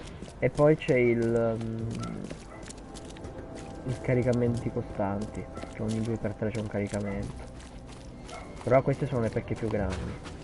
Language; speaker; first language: Italian; native; Italian